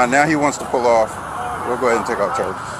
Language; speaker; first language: English; native; English